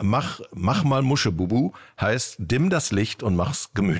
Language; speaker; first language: German; native; German